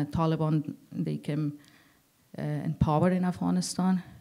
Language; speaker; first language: English; non-native, learner; Persian